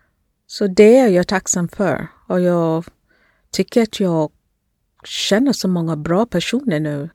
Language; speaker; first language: Swedish; non-native, fluent; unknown